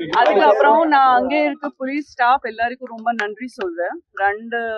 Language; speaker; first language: Tamil; non-native, fluent; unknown